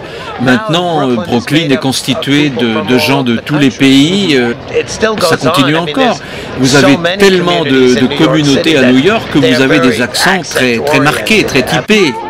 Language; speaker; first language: French; non-native, fluent; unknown